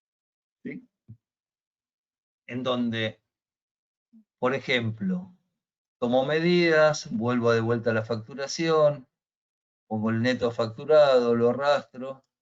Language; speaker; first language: Spanish; native; Spanish